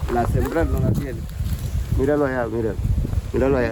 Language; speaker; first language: Spanish; native; Spanish